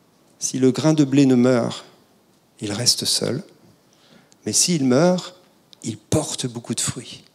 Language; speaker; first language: French; native; French